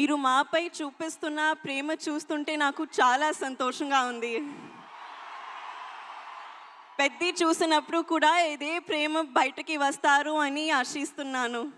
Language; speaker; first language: Telugu; non-native, learner; Hindi